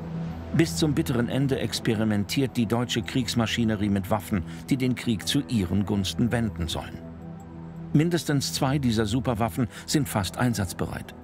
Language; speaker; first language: German; native; German